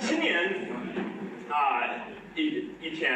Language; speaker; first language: Chinese; non-native, learner; English